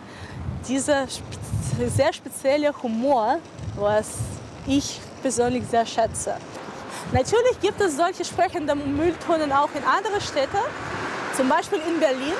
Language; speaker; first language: German; non-native, fluent; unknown